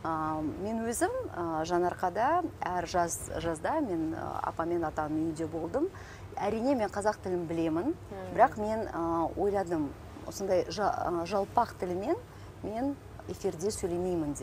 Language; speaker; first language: Kazakh; non-native, local second language; Russian